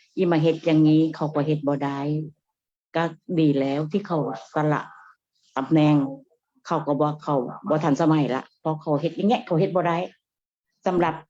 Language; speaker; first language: Thai; native; Thai